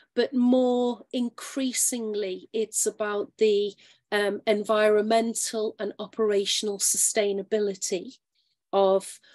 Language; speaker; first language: English; native; English